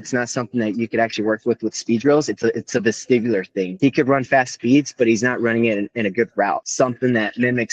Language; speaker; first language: English; native; English